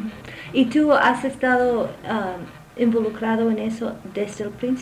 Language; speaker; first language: Spanish; non-native, fluent; English